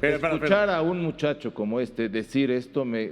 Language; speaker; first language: Spanish; native; Spanish